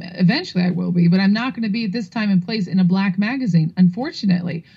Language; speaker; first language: English; native; English